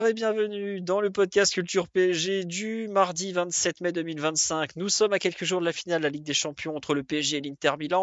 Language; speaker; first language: French; native; French